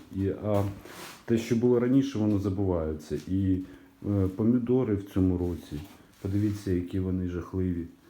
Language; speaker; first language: Ukrainian; native; Ukrainian